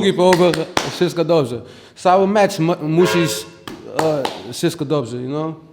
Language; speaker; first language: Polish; non-native, learner; English